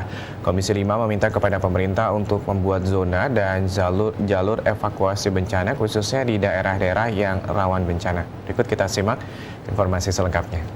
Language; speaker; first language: Indonesian; native; Indonesian